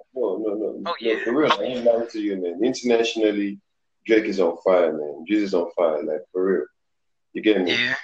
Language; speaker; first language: English; non-native, local second language; Yoruba